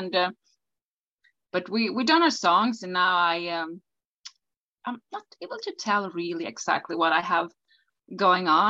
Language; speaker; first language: English; non-native, fluent; Swedish